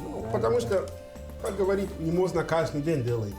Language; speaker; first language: Russian; non-native, fluent; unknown